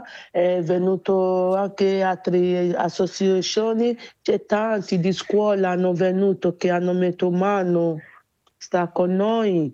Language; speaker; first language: Italian; non-native, learner; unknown